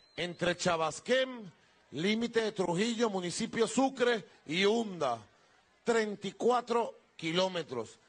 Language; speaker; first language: Spanish; native; Spanish